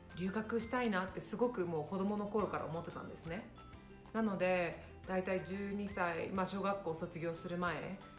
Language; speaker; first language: Japanese; early bilingual, other home language; Hindi